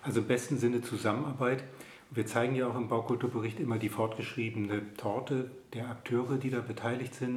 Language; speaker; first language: German; native; German